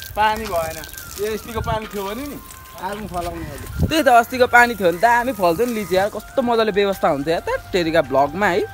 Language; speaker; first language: Nepali; native; Nepali